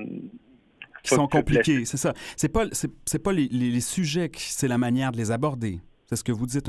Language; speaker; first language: French; native; French